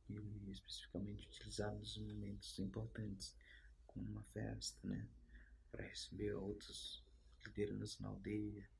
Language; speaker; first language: Portuguese; non-native, local second language; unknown